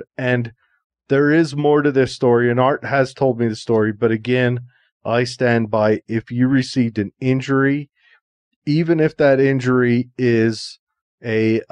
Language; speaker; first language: English; native; English